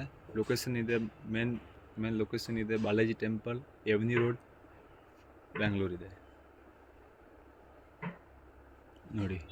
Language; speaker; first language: Kannada; non-native, local second language; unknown